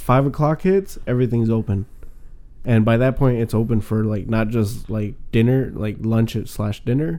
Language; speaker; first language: English; early bilingual, other home language; Spanish